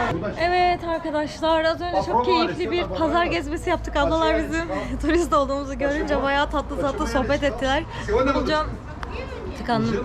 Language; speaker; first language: Turkish; native; Turkish